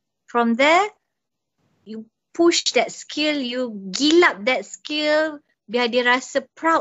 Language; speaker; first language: English; non-native, local second language; Malay